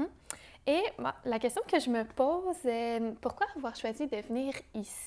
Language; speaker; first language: French; native; French